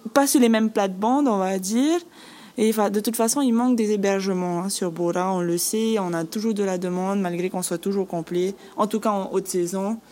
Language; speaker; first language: French; native; French